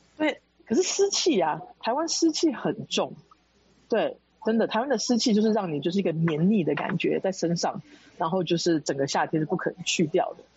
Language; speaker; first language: Chinese; early bilingual, heritage; Chinese